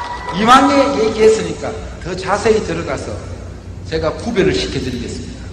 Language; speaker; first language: Korean; native; Korean